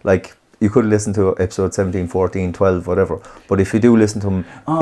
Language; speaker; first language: English; native; English